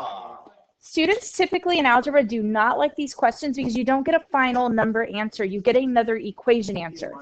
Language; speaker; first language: English; native; English